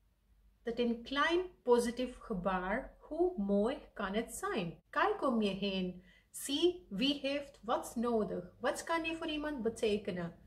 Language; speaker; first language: Dutch; non-native, fluent; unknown